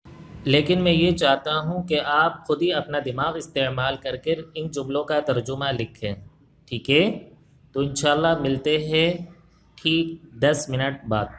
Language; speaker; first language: Urdu; native; Urdu